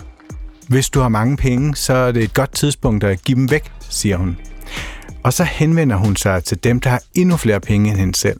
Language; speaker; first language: Danish; native; Danish